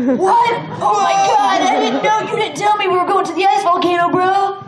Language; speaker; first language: English; native; English